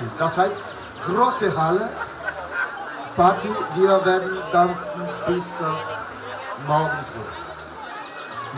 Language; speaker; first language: German; non-native, learner; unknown